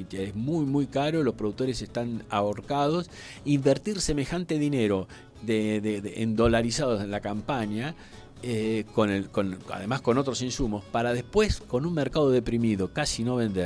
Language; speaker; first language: Spanish; native; Spanish